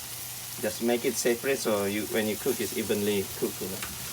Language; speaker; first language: English; non-native, fluent; Indonesian